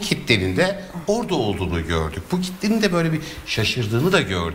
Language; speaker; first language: Turkish; native; Turkish